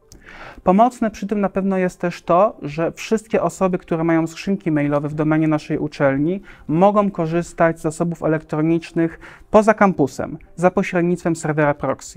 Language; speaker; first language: Polish; native; Polish